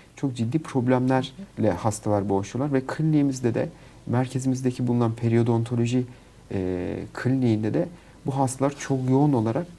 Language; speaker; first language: Turkish; native; Turkish